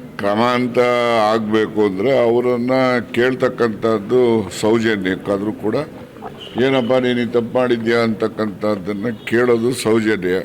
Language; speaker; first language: Kannada; native; Kannada